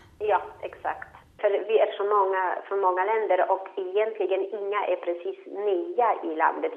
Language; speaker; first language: Swedish; non-native, fluent; Polish